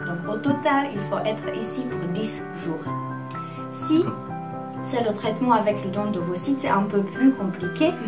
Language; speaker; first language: French; non-native, fluent; Czech